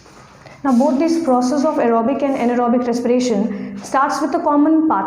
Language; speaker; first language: English; non-native, local second language; Hindi